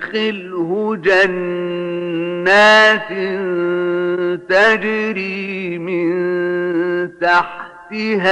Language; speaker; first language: Arabic; native; Arabic